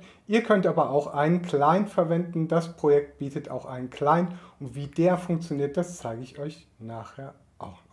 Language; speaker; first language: German; native; German